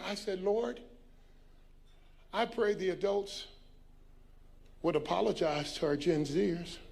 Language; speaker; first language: English; native; English